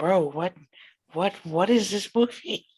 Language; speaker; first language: English; native; English